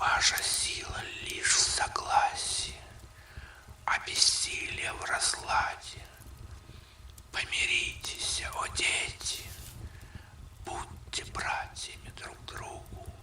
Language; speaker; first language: Russian; native; Russian